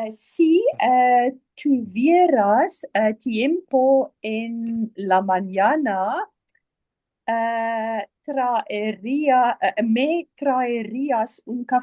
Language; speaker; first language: Spanish; non-native, learner; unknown